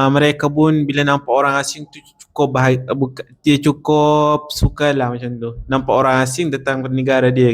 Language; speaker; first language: Indonesian; non-native, learner; Arabic